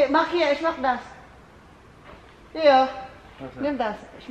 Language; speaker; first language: German; non-native, learner; Filipino